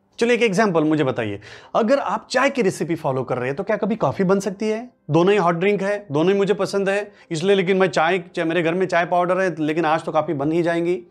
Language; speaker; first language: Hindi; non-native, local second language; Marathi